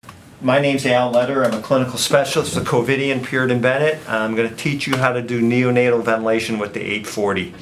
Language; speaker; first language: English; native; English